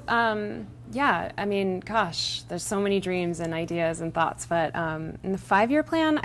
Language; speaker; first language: English; native; English